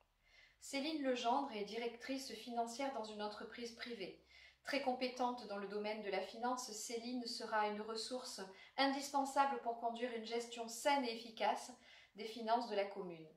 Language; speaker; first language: French; native; French